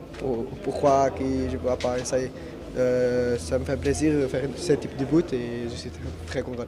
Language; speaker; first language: French; non-native, learner; Portuguese